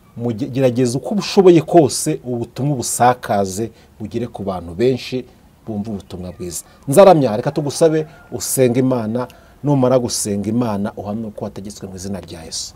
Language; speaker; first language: Kinyarwanda; native; Kinyarwanda